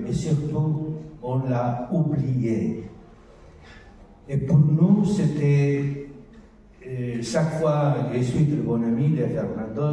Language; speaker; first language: French; non-native, learner; Spanish